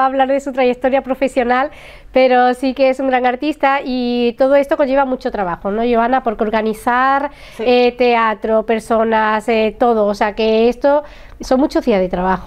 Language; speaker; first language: Spanish; native; Spanish